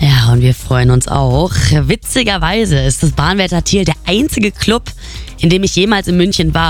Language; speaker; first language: German; native; German